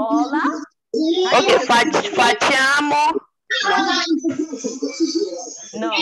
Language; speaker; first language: Italian; non-native, fluent; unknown